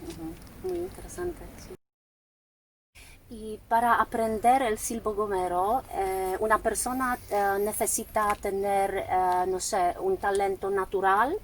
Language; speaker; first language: Spanish; non-native, fluent; Polish